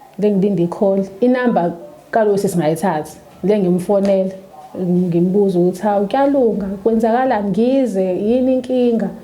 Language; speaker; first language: Zulu; native; Zulu